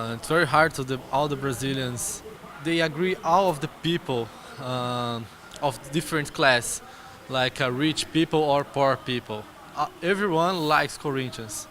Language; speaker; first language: English; non-native, learner; Portuguese